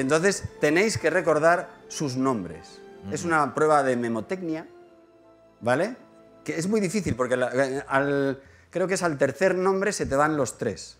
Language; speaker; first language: Spanish; native; Spanish